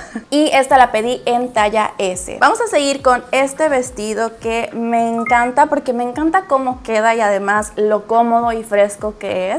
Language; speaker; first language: Spanish; native; Spanish